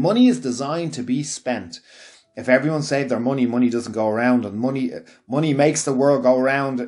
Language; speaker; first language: English; native; English